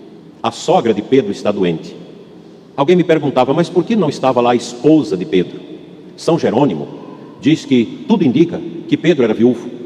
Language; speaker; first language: Portuguese; native; Portuguese